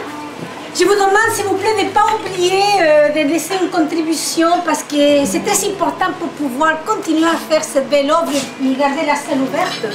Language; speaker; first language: French; native; French